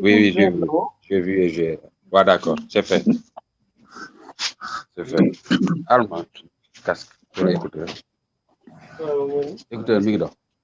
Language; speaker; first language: French; non-native, local second language; Wolof